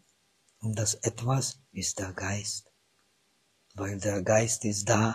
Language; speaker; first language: German; non-native, fluent; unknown